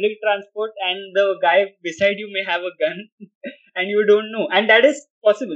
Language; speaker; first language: English; non-native, local second language; Hindi